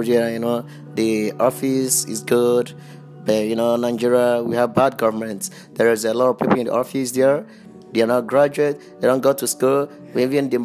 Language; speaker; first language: English; non-native, local second language; Igbo